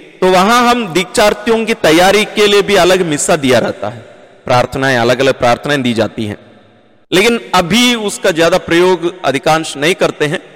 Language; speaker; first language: Hindi; non-native, local second language; Malayalam